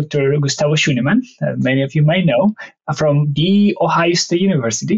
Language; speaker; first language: English; non-native, fluent; Spanish